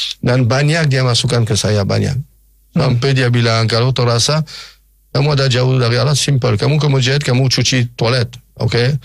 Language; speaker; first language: Indonesian; non-native, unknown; French